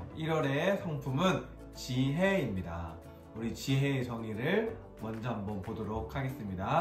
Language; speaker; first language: Korean; native; Korean